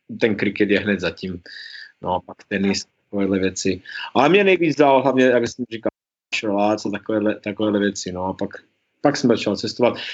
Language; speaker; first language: Czech; early bilingual, heritage; Czech